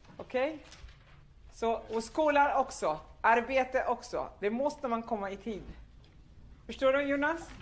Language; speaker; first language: Swedish; non-native, fluent; Arabic